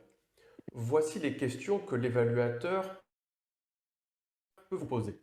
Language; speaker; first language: French; native; French